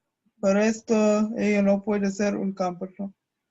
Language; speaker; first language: Spanish; non-native, learner; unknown